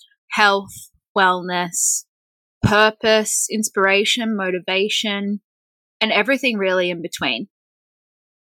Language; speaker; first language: English; native; English